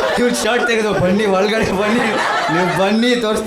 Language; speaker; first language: Kannada; native; Kannada